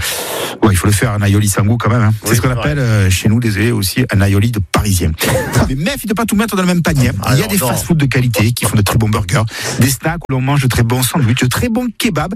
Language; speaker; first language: French; native; French